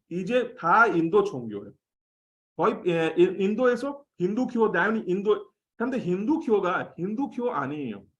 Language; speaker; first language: Korean; non-native, fluent; Hindi